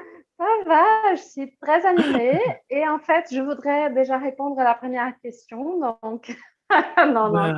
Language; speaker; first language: French; non-native, fluent; Portuguese